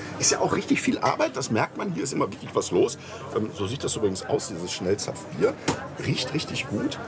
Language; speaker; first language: German; native; German